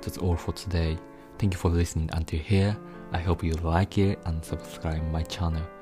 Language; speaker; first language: English; non-native, fluent; Japanese